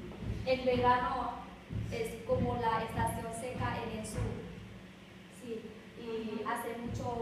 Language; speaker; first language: Spanish; non-native, learner; Vietnamese